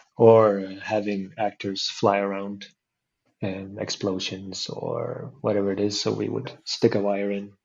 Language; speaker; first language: English; non-native, fluent; Icelandic